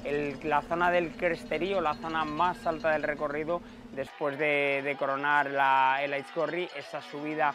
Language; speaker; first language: Spanish; native; Spanish